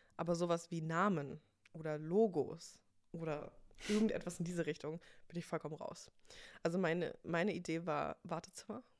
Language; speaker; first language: German; early bilingual, other home language; English